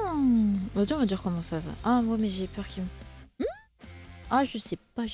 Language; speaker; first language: French; native; French